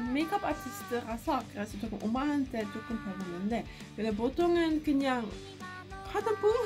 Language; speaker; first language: Korean; non-native, fluent; Dutch